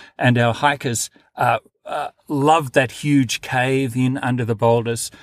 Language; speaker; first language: English; native; English